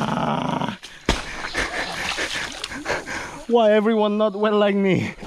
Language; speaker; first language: English; non-native, learner; Korean